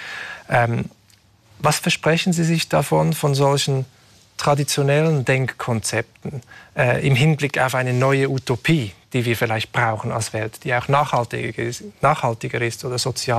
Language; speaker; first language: German; native; German